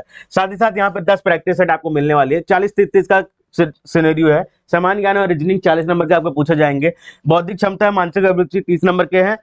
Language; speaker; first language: Hindi; native; Hindi